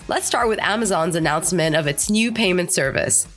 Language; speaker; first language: English; non-native, fluent; Arabic